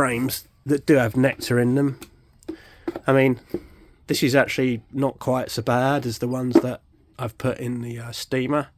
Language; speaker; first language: English; native; English